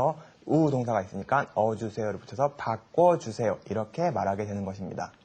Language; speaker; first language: Korean; native; Korean